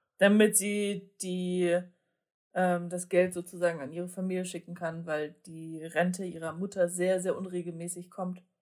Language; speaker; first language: German; early bilingual, other home language; Polish